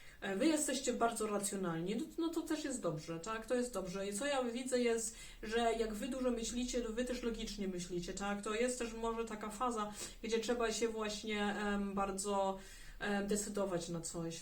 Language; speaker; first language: Polish; early bilingual, heritage; German